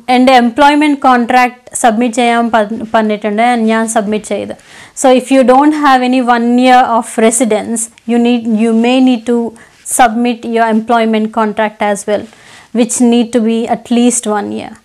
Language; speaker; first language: Malayalam; non-native, local second language; Telugu